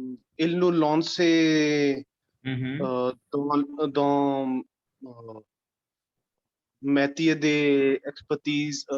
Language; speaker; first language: French; non-native, learner; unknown